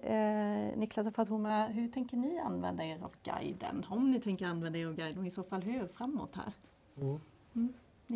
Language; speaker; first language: Swedish; native; Swedish